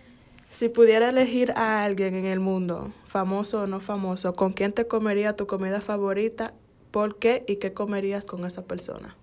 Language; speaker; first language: Spanish; early bilingual, heritage; Spanish